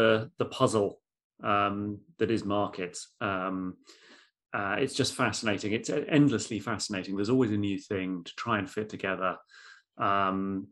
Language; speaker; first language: English; native; English